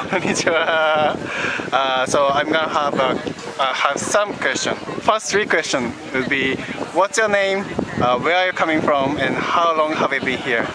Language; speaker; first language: English; non-native, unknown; Japanese